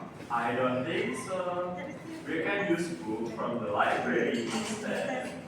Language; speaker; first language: English; non-native, learner; Indonesian